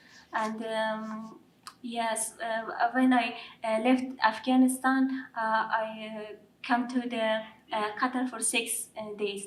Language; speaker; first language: English; non-native, learner; Persian